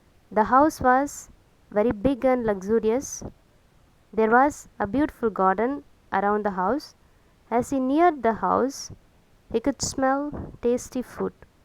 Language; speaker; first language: English; non-native, local second language; Tamil